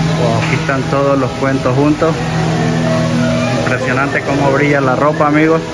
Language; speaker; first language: Spanish; native; Spanish